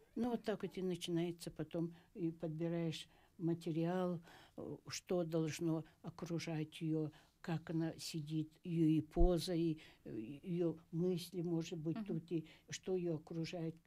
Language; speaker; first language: Russian; native; Russian